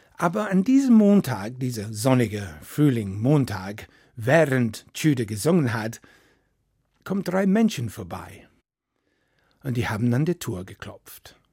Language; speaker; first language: German; non-native, fluent; English